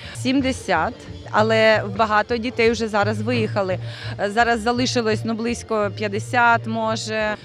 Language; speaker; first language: Ukrainian; native; Ukrainian